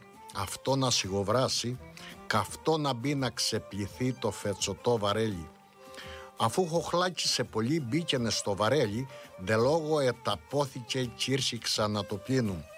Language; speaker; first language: Greek; native; Greek